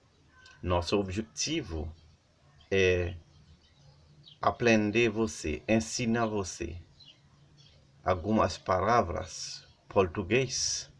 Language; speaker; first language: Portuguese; non-native, learner; Haitian Creole